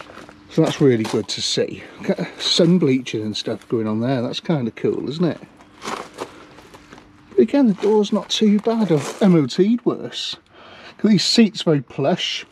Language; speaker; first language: English; native; English